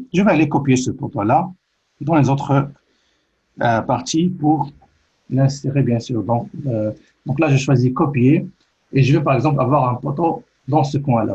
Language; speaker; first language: French; native; French